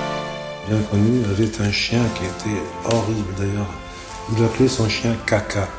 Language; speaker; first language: French; native; French